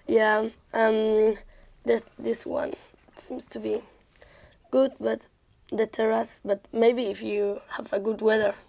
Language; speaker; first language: English; non-native, learner; Spanish